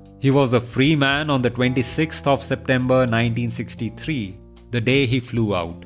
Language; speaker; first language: English; non-native, local second language; Hindi